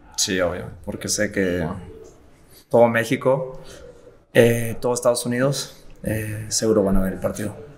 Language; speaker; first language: Spanish; early bilingual, heritage; Spanish